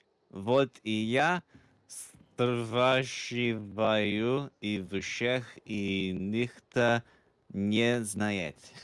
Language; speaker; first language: Russian; non-native, learner; English